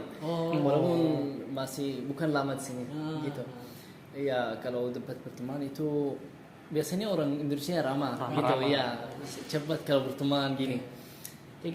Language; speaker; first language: Indonesian; non-native, learner; Arabic